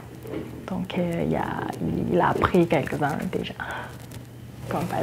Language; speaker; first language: French; non-native, fluent; Chinese